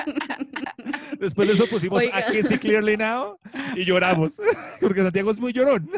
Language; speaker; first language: Spanish; native; Spanish